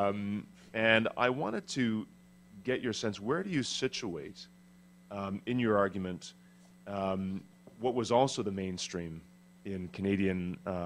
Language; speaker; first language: English; native; English